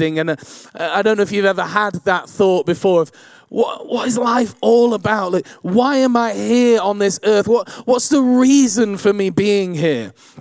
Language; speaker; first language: English; native; English